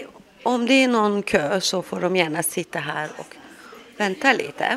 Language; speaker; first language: Swedish; non-native, local second language; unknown